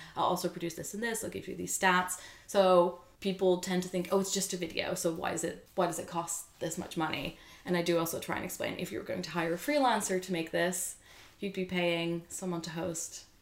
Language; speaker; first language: English; non-native, fluent; Dutch